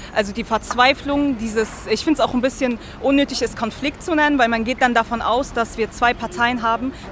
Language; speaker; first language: German; early bilingual, other home language; Arabic